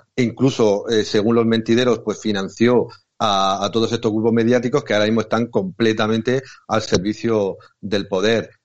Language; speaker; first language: Spanish; native; Spanish